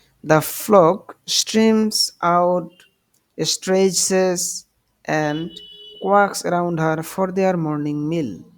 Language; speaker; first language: English; non-native, local second language; Bangla